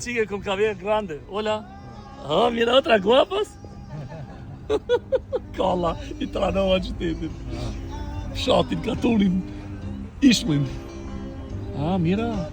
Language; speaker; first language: Spanish; non-native, learner; Albanian